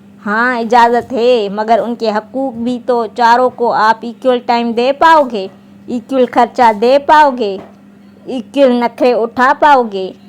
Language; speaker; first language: Urdu; non-native, local second language; Sindhi